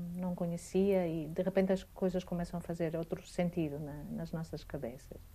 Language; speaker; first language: Portuguese; non-native, fluent; Greek